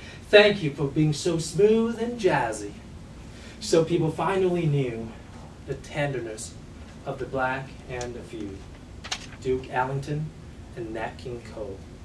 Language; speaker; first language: English; non-native, fluent; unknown